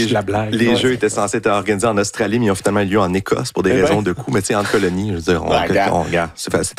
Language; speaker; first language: French; native; French